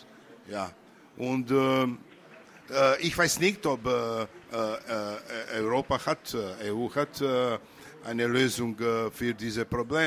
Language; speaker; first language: German; non-native, learner; Serbian